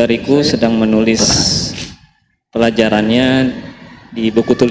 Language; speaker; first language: Indonesian; native; Indonesian